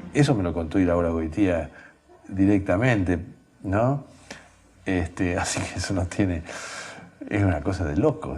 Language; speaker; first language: Spanish; native; Spanish